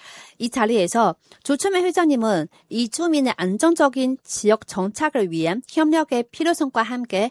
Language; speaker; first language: Korean; native; Korean